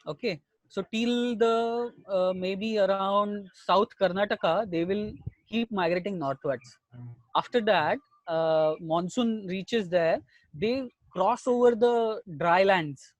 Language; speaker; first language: English; non-native, local second language; Marathi